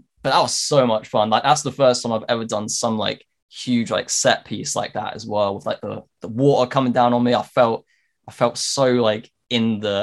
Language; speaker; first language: English; native; English